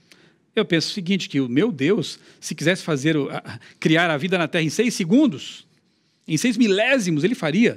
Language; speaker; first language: Portuguese; native; Portuguese